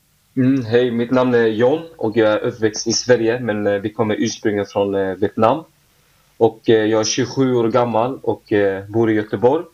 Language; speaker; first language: Swedish; early bilingual, other home language; Vietnamese